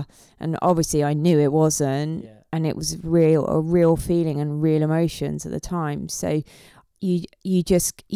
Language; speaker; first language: English; native; English